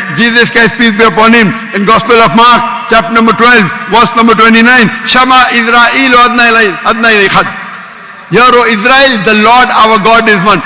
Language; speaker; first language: Urdu; non-native, local second language; Konkani